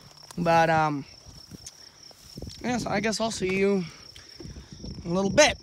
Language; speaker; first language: English; native; English